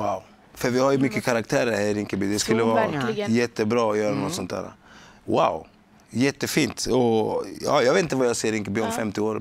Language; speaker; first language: Swedish; native; Swedish